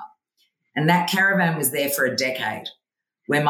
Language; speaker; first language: English; early bilingual, other home language; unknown